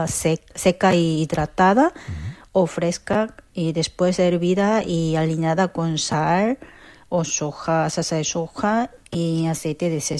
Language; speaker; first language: Spanish; non-native, fluent; Korean